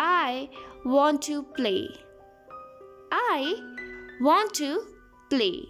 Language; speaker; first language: English; non-native, local second language; Hindi